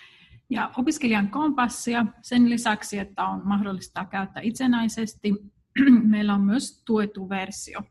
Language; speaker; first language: Finnish; non-native, fluent; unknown